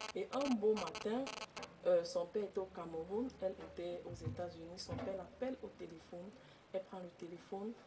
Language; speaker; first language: French; native; French